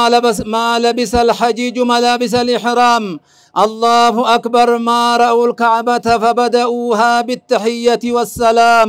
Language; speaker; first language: Arabic; non-native, fluent; Oromo